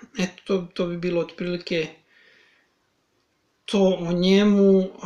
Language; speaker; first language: Serbian; native; Serbian